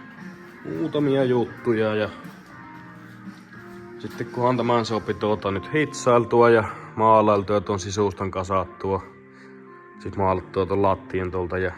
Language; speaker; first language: Finnish; native; Finnish